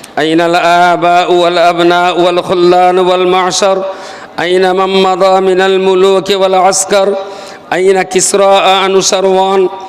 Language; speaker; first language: Arabic; non-native, fluent; Bangla